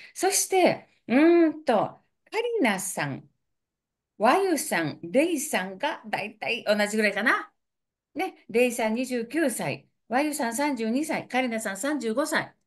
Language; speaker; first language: Japanese; native; Japanese